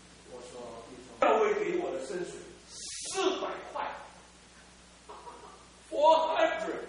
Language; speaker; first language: Chinese; early bilingual, heritage; Cantonese